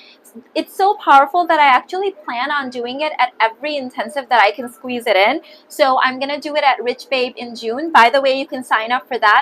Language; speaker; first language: English; early bilingual, other home language; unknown